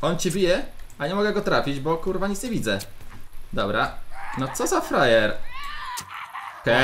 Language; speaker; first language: Polish; native; Polish